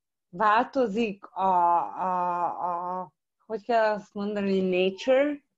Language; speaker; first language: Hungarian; early bilingual, heritage; Croatian